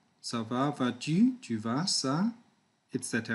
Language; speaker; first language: French; non-native, learner; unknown